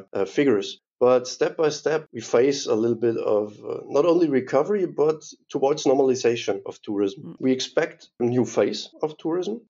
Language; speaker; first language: English; non-native, fluent; German